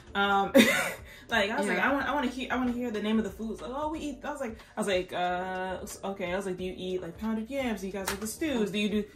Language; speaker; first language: English; native; English